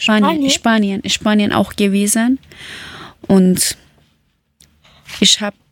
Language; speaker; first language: German; non-native, learner; Persian